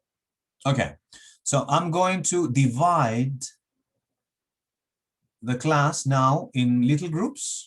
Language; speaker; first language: English; non-native, fluent; Spanish